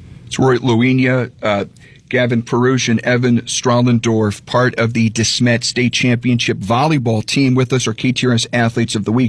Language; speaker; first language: English; native; English